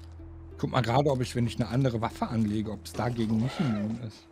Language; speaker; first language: German; native; German